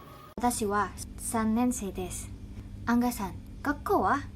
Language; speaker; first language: Japanese; non-native, learner; Indonesian